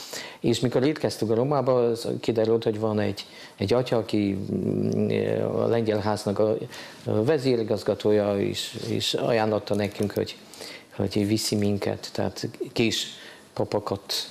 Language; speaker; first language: Hungarian; non-native, fluent; Polish